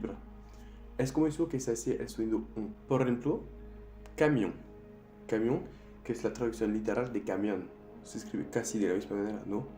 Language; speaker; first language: Spanish; non-native, fluent; French